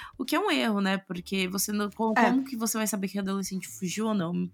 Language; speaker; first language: Portuguese; native; Portuguese